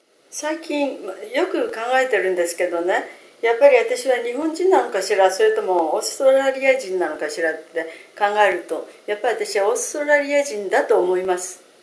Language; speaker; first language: Japanese; native; Japanese